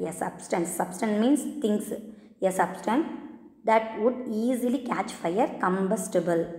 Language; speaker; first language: English; non-native, local second language; Tamil